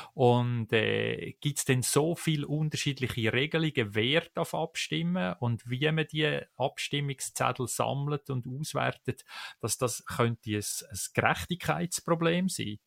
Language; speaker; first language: German; native; German